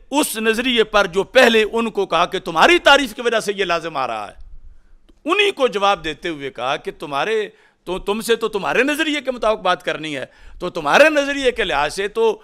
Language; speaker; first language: Urdu; non-native, local second language; Punjabi